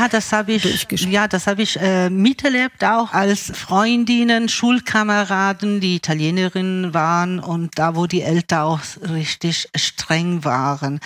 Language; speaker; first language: German; early bilingual, other home language; Italian